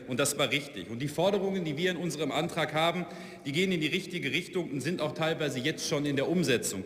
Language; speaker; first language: German; native; German